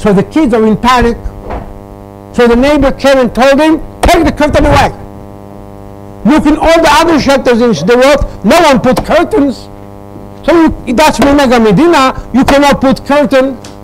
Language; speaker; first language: English; non-native, learner; Hebrew